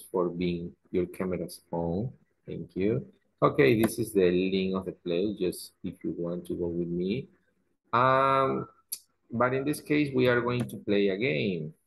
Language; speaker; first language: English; non-native, fluent; Spanish